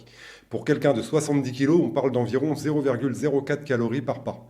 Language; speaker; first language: French; native; French